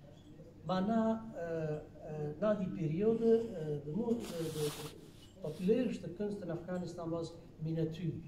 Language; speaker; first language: Dutch; non-native, fluent; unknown